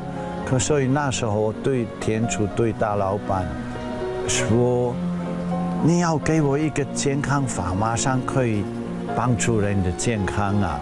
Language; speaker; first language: Chinese; non-native, fluent; German